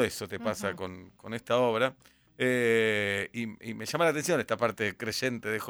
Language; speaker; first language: Spanish; native; Spanish